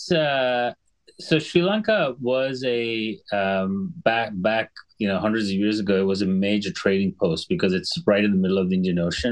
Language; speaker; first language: English; non-native, local second language; Sinhala